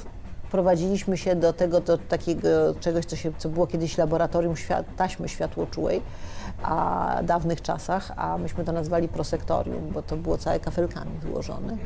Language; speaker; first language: Polish; native; Polish